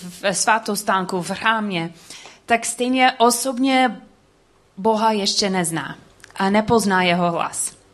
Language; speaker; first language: Czech; non-native, learner; English